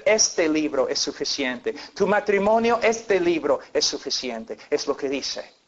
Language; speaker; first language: Spanish; non-native, fluent; English